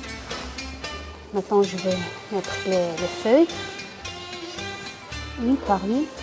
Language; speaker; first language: French; non-native, local second language; Arabic